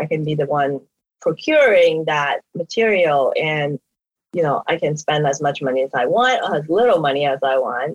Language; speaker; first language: English; native; English